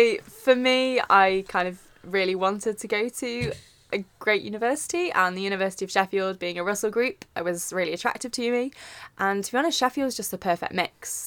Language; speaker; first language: English; native; English